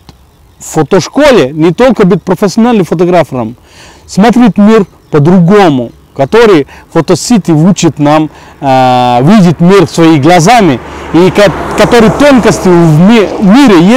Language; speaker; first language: Russian; non-native, learner; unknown